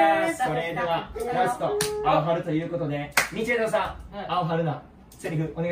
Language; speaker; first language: Japanese; native; Japanese